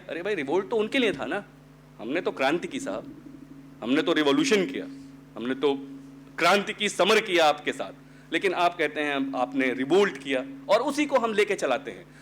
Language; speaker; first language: Hindi; native; Hindi